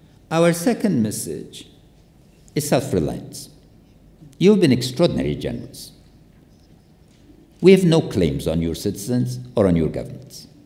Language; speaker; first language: English; non-native, fluent; Pashto